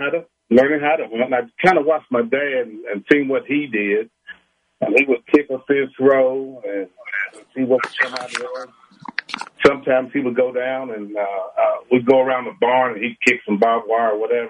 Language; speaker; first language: English; native; English